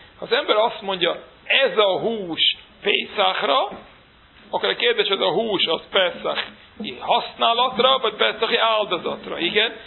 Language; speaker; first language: Hungarian; non-native, fluent; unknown